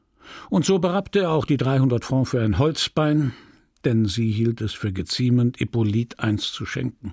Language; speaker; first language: German; native; German